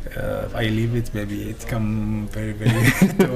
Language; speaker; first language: English; non-native, learner; Arabic